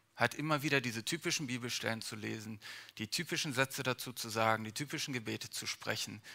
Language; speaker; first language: German; early bilingual, other home language; English